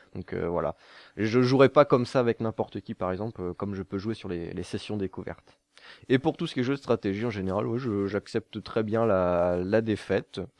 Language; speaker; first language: French; native; French